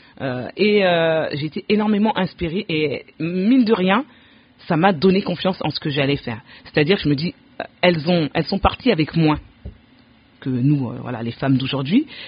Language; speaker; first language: French; early bilingual, other home language; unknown